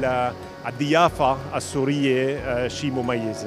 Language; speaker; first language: Arabic; non-native, fluent; German